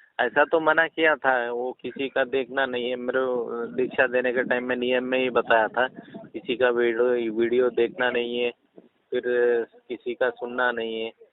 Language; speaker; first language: Hindi; non-native, local second language; Kannada